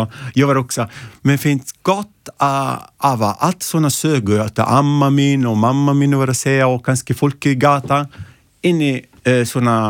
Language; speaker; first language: Icelandic; non-native, learner; Italian